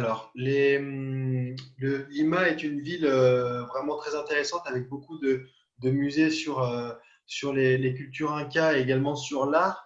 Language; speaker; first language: French; native; French